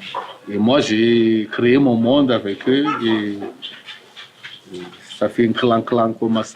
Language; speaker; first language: French; non-native, local second language; Malagasy